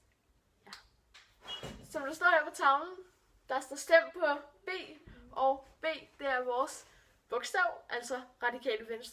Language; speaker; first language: Danish; native; Danish